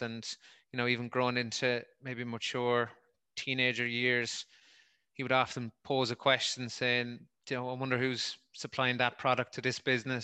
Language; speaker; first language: English; native; English